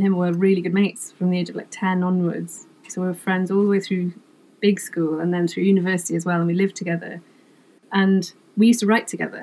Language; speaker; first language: English; non-native, local second language; Welsh